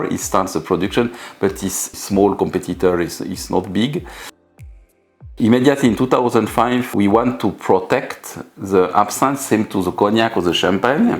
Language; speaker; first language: English; non-native, learner; French